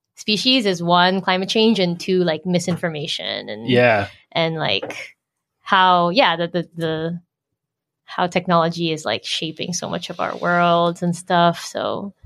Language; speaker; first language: English; native; English